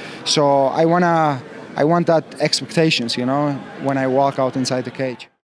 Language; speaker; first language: English; non-native, fluent; Georgian